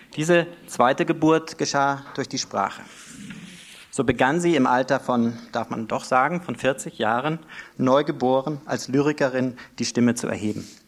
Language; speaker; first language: German; native; German